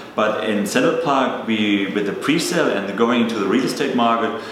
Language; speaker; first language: English; non-native, fluent; German